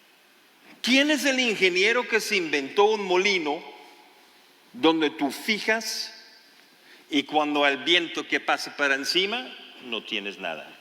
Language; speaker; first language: Spanish; non-native, fluent; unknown